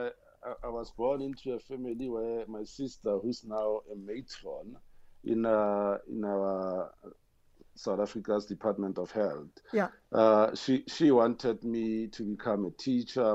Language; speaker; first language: English; non-native, local second language; Tswana